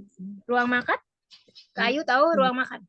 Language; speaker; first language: Indonesian; native; Indonesian